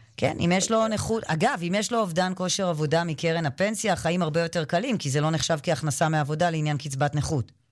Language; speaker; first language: Hebrew; native; Hebrew